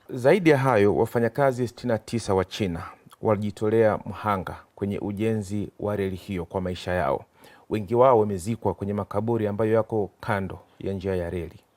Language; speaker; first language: Swahili; native; Swahili